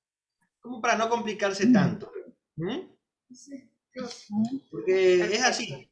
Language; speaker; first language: Spanish; native; Spanish